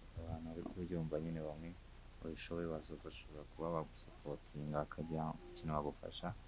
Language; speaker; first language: Kinyarwanda; native; Kinyarwanda